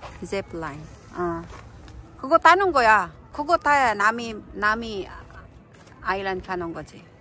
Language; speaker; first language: Korean; non-native, fluent; Cebuano